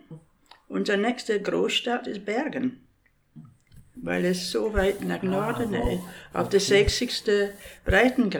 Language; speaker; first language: German; non-native, fluent; English